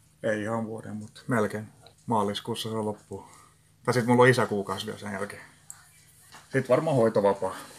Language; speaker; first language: Finnish; non-native, local second language; Swedish